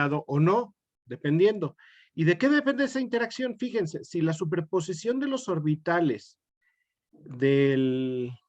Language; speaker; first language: Spanish; native; Spanish